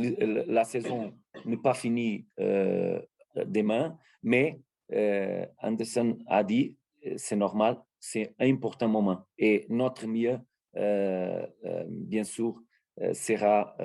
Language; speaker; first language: French; non-native, learner; Portuguese